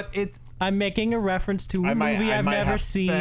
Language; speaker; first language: English; native; English